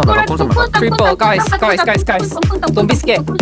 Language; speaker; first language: English; non-native, learner; Korean